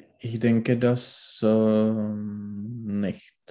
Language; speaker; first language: German; non-native, learner; Czech